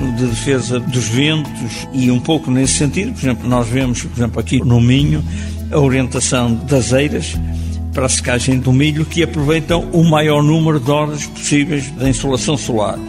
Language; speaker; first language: Portuguese; native; Portuguese